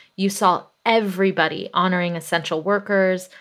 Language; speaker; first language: English; native; English